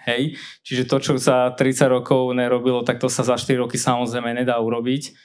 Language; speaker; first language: Slovak; non-native, fluent; Armenian